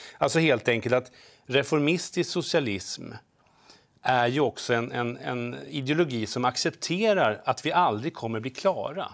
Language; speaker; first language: Swedish; native; Swedish